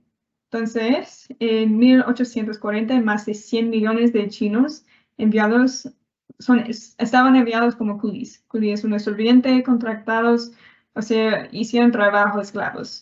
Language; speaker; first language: Spanish; non-native, learner; English